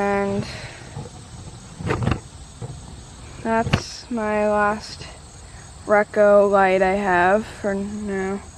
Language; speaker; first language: English; native; English